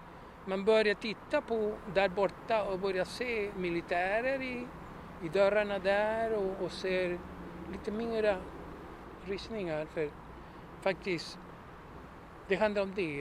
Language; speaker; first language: Swedish; non-native, fluent; Spanish